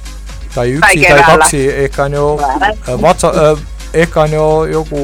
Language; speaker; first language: Finnish; non-native, learner; Estonian